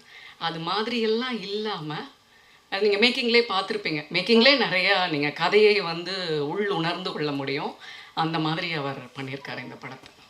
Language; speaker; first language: Tamil; native; Tamil